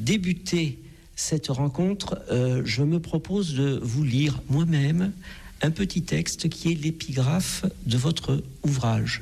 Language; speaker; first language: French; native; French